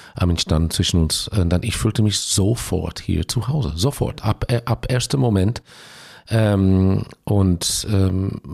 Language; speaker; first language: German; non-native, fluent; English